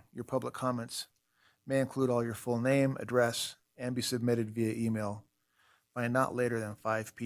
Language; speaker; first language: English; native; English